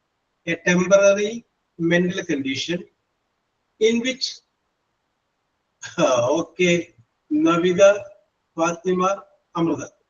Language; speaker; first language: English; non-native, fluent; Malayalam